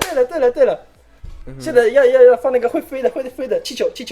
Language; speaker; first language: Chinese; early bilingual, heritage; Chinese